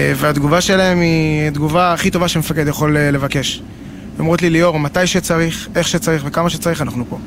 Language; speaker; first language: Hebrew; native; Hebrew